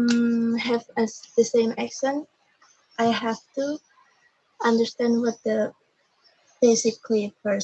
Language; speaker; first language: English; non-native, learner; Indonesian